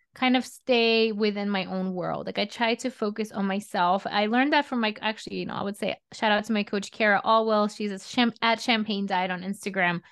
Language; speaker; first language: English; early bilingual, other home language; Russian